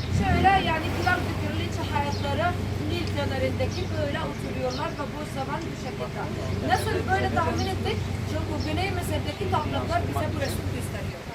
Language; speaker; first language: Turkish; non-native, learner; Arabic